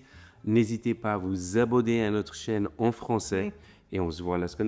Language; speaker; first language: French; native; French